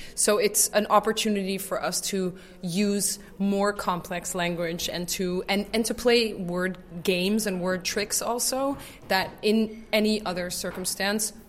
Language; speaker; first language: English; native; English